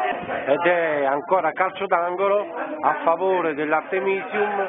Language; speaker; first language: Italian; native; Italian